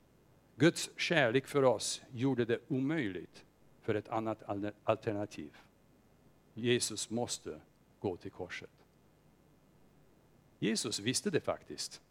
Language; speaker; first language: Swedish; non-native, fluent; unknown